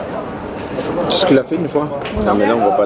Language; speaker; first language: French; native; French